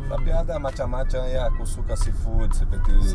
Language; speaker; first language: Indonesian; non-native, learner; Portuguese